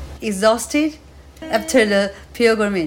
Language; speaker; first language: English; non-native, learner; Chinese